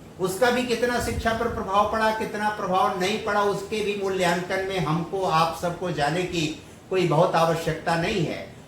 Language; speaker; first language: Hindi; native; Hindi